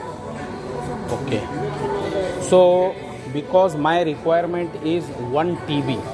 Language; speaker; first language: English; non-native, local second language; Hindi